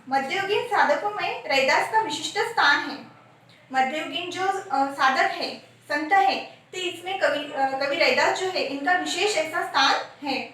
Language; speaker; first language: Hindi; non-native, local second language; Marathi